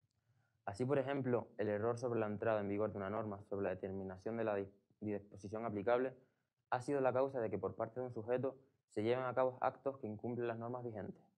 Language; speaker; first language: Spanish; native; Spanish